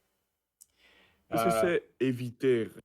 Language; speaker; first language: French; non-native, learner; Russian